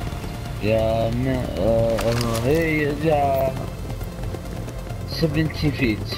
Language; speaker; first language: English; non-native, learner; Arabic